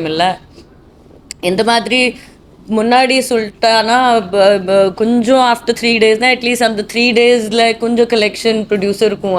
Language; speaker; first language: Tamil; non-native, fluent; Hindi